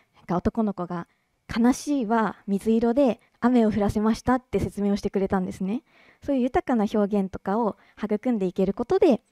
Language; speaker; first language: Japanese; native; Japanese